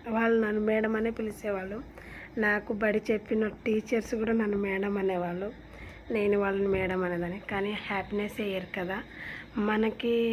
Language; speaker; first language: Telugu; non-native, local second language; Lambadi